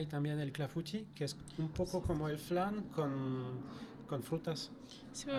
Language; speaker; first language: Spanish; non-native, fluent; French